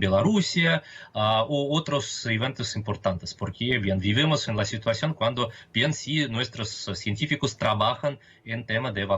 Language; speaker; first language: Spanish; non-native, fluent; Russian